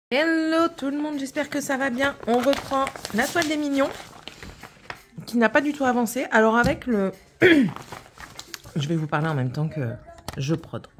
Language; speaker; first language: French; native; French